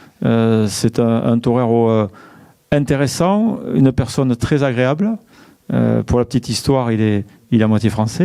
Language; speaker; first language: French; native; French